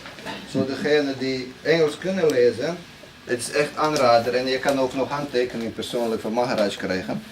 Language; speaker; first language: Dutch; non-native, fluent; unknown